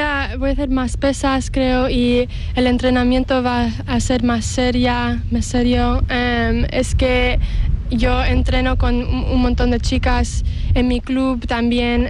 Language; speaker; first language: Spanish; early bilingual, heritage; English